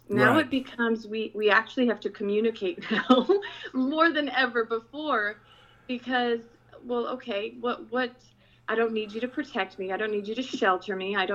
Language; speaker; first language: English; non-native, local second language; Filipino